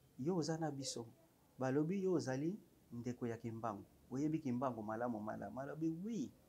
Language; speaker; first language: Lingala; non-native, local second language; Kongo